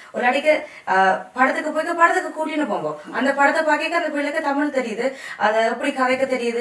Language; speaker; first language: Tamil; early bilingual, heritage; Tamil